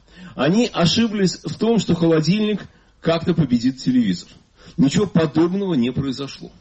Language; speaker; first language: Russian; native; Russian